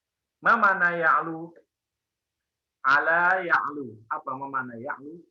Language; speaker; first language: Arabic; non-native, fluent; Indonesian